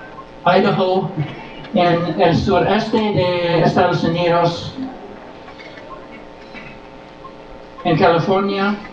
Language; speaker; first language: Spanish; non-native, learner; English